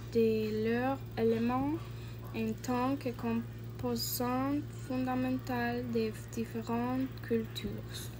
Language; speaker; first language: French; non-native, learner; Spanish